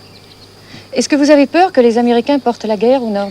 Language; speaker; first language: French; native; French